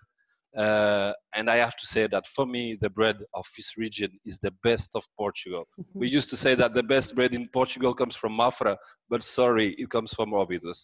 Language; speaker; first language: English; non-native, fluent; French